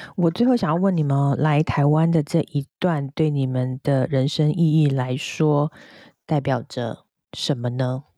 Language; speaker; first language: Chinese; native; Chinese